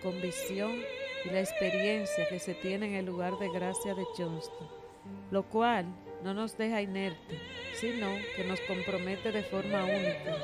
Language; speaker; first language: Spanish; native; Spanish